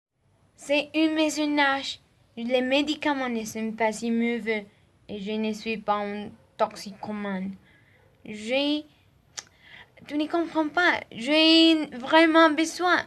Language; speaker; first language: French; non-native, learner; Spanish